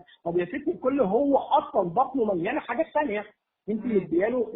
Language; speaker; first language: Arabic; native; Arabic